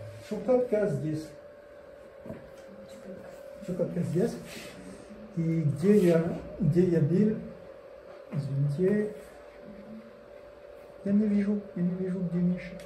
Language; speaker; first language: Russian; non-native, learner; French